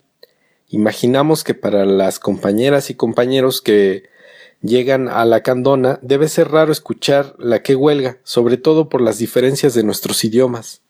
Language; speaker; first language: Spanish; native; Spanish